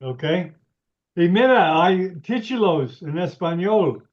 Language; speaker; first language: Spanish; non-native, learner; English